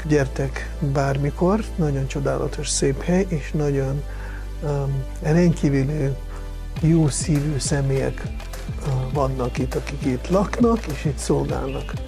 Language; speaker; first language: Hungarian; non-native, fluent; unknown